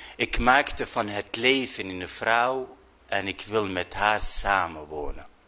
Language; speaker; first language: Dutch; non-native, fluent; Arabic